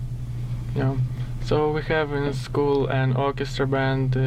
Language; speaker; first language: English; non-native, learner; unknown